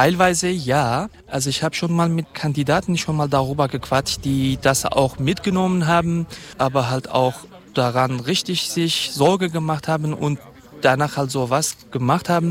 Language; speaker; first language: German; non-native, fluent; Kurdish